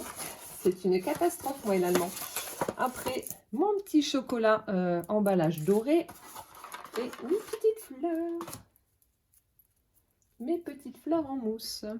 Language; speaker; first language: French; native; French